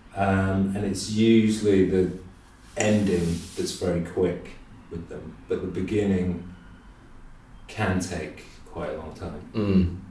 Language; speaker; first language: English; native; English